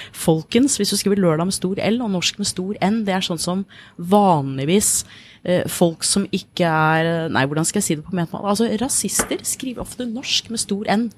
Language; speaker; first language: Norwegian; non-native, fluent; English